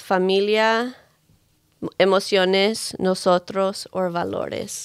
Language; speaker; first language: Spanish; early bilingual, other home language; English